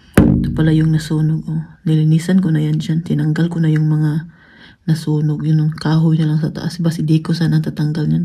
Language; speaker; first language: Filipino; non-native, local second language; Cebuano